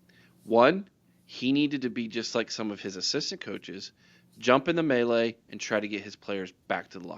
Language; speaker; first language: English; native; English